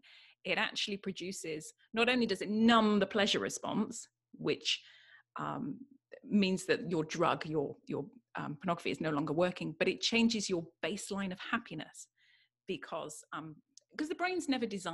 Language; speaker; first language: English; native; English